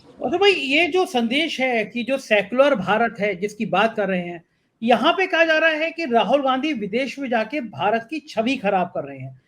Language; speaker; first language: Hindi; native; Hindi